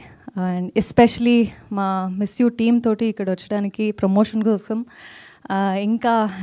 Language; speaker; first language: Telugu; non-native, fluent; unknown